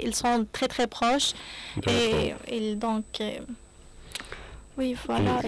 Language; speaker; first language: French; non-native, learner; Arabic